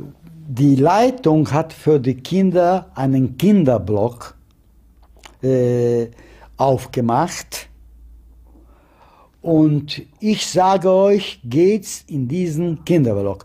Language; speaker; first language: German; non-native, fluent; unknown